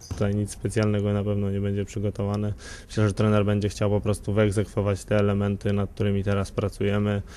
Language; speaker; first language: Polish; native; Polish